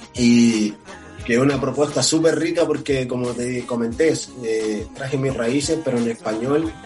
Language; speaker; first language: Spanish; non-native, fluent; Portuguese